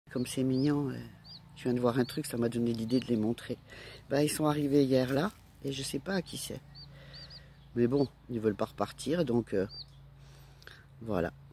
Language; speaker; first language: French; native; French